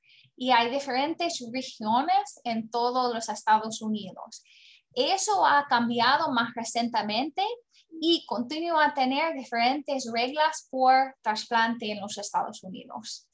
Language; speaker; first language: Spanish; non-native, learner; English